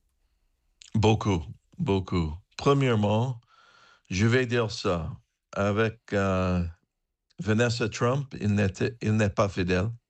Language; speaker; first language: French; non-native, learner; English